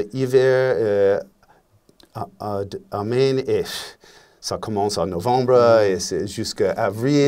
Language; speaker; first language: French; non-native, learner; English